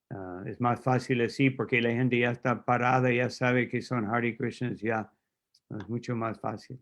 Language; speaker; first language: Spanish; non-native, fluent; English